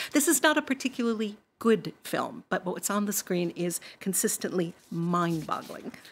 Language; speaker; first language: English; native; English